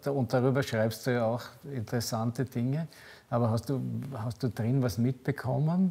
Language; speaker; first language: German; native; German